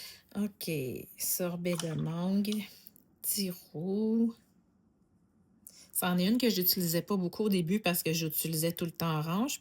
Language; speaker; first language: French; native; French